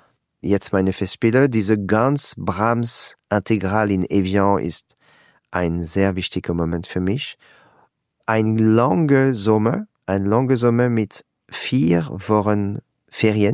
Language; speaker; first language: German; non-native, learner; French